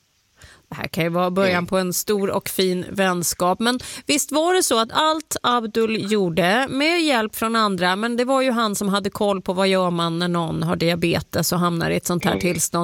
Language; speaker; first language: Swedish; native; Swedish